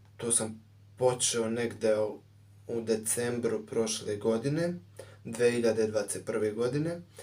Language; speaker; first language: Bosnian; native; Bosnian